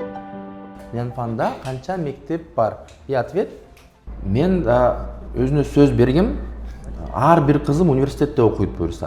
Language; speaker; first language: Kyrgyz; non-native, local second language; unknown